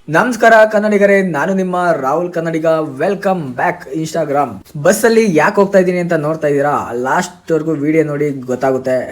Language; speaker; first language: Kannada; native; Kannada